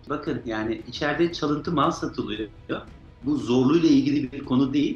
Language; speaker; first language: Turkish; native; Turkish